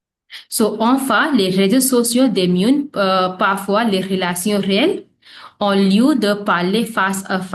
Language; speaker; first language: French; non-native, fluent; Hindi